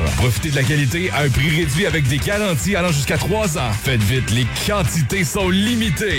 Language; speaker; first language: French; native; French